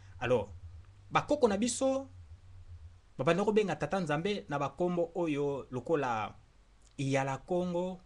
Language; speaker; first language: Lingala; non-native, local second language; Kongo